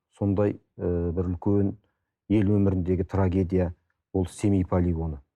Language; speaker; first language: Kazakh; native; Kazakh